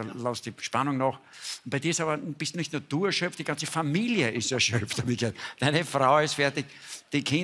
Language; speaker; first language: German; native; German